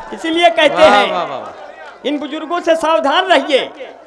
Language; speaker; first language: Hindi; native; Hindi